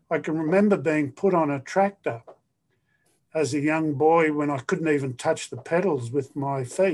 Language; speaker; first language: English; native; English